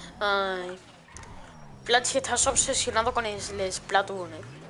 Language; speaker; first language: Spanish; native; Spanish